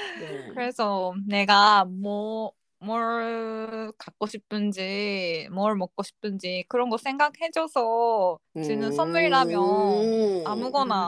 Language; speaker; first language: Korean; non-native, fluent; Japanese